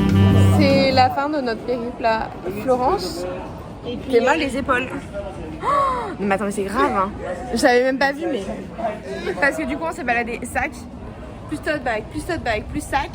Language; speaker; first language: French; native; French